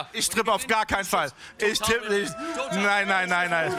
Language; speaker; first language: German; native; German